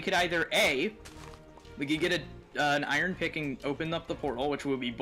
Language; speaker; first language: English; native; English